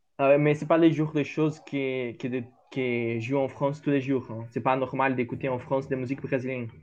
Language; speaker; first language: French; non-native, learner; Portuguese